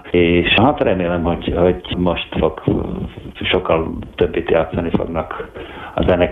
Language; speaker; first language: Hungarian; non-native, fluent; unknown